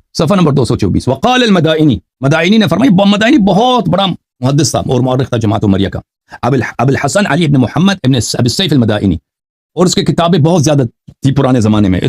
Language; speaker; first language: Urdu; non-native, fluent; Persian